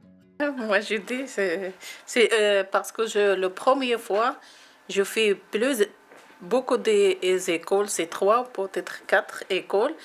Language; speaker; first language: French; non-native, local second language; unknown